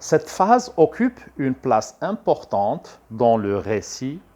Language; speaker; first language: French; non-native, local second language; Arabic